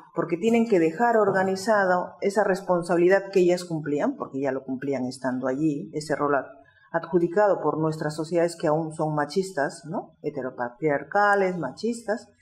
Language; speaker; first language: Spanish; native; Spanish